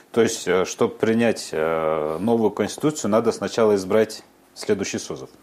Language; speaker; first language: Russian; non-native, local second language; Kyrgyz